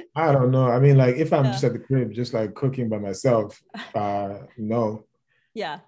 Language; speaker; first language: English; non-native, local second language; Yoruba